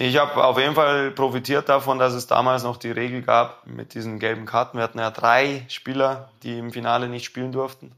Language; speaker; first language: German; native; German